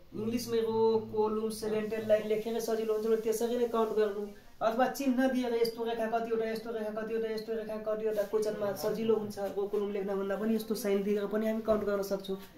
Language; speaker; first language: Nepali; non-native, local second language; Maithili